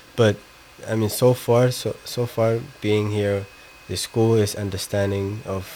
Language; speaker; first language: English; non-native, fluent; Somali